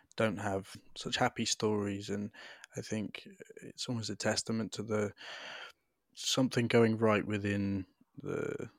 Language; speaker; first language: English; native; English